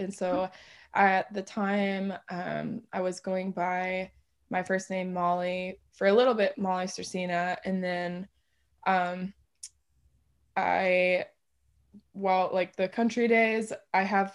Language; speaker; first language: English; native; English